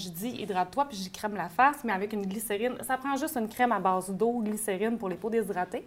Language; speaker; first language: French; native; French